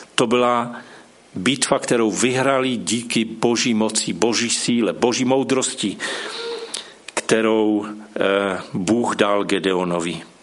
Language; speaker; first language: Czech; non-native, local second language; Polish